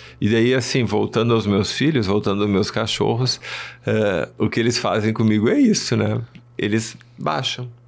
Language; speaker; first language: Portuguese; early bilingual, other home language; Spanish